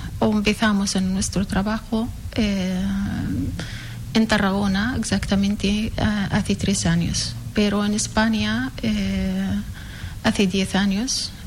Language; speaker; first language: Spanish; non-native, learner; Arabic